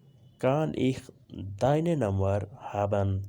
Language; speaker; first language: German; non-native, fluent; Urdu